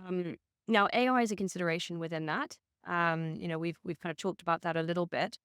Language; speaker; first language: English; native; English